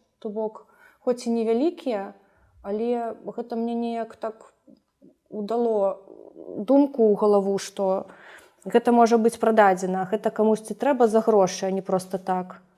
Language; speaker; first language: Belarusian; non-native, local second language; Russian